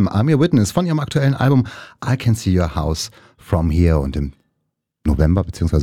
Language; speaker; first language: German; native; German